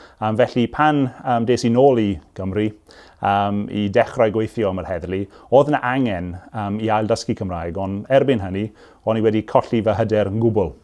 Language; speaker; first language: Welsh; non-native, local second language; English